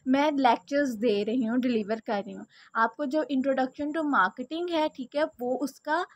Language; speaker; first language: Urdu; native; Urdu